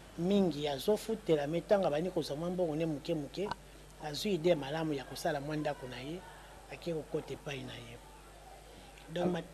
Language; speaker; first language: Lingala; non-native, local second language; Kongo